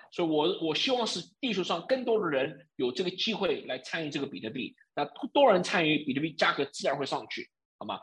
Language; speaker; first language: Chinese; early bilingual, heritage; Chinese